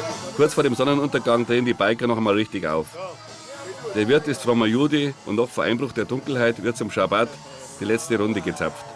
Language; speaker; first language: German; native; German